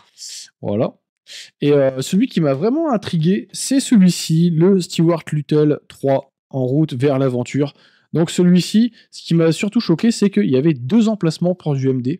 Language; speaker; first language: French; native; French